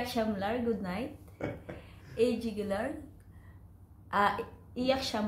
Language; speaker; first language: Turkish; non-native, learner; Filipino